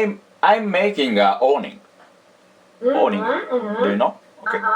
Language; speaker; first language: English; non-native, learner; Japanese